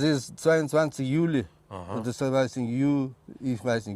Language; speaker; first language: German; non-native, learner; Russian